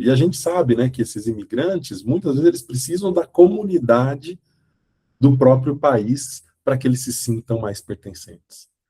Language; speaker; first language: Portuguese; native; Portuguese